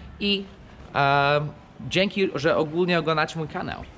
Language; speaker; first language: Polish; non-native, fluent; English